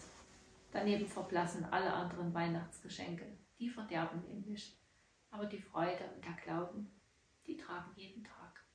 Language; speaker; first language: German; native; German